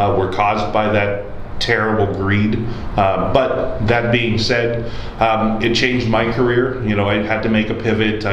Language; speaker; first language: English; native; English